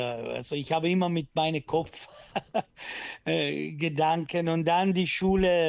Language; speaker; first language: German; non-native, local second language; Italian